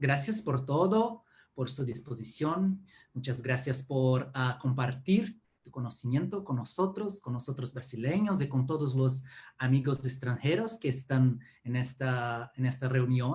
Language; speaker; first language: Spanish; non-native, fluent; Portuguese